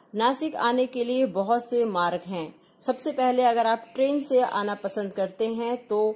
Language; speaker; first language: Hindi; non-native, local second language; Marathi